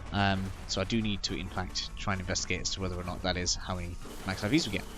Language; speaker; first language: English; native; English